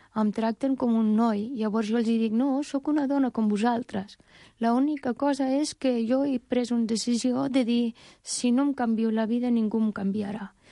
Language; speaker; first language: Catalan; non-native, fluent; Persian